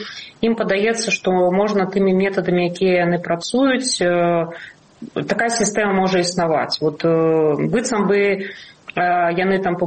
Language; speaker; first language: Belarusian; non-native, local second language; Russian